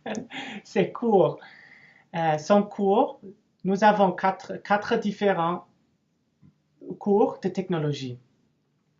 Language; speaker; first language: French; non-native, learner; English